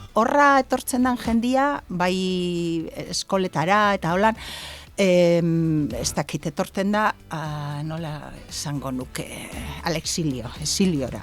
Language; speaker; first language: Basque; non-native, local second language; Spanish